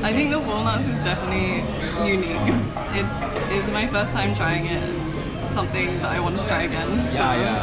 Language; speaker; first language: English; native; English